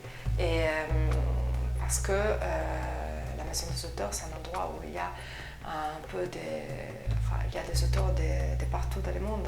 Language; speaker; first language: French; non-native, fluent; Italian